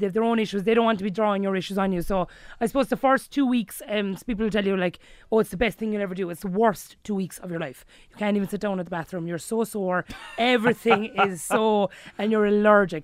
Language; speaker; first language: English; native; English